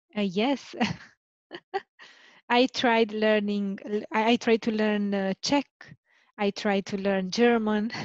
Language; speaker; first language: English; non-native, fluent; Romanian